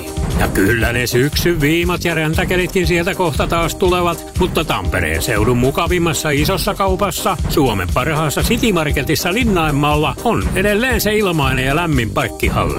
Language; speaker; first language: Finnish; native; Finnish